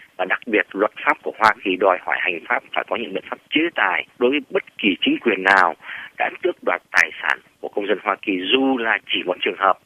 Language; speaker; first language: Vietnamese; native; Vietnamese